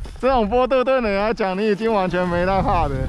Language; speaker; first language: Chinese; native; Chinese